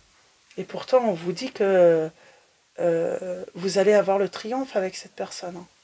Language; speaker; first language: French; native; French